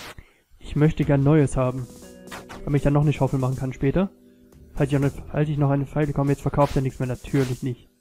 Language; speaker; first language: German; native; German